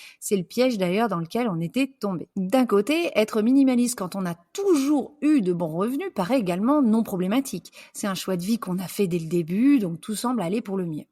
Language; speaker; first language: French; native; French